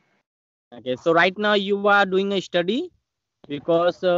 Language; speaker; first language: English; non-native, learner; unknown